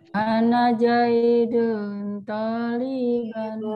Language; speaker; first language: Arabic; non-native, learner; Indonesian